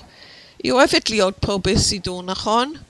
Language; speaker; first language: Hebrew; non-native, fluent; English